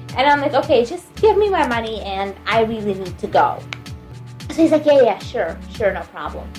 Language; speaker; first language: English; non-native, fluent; Russian